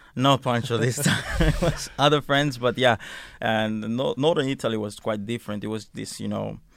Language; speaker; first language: English; non-native, fluent; Finnish